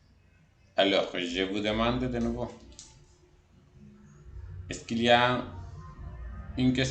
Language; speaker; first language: French; non-native, fluent; Spanish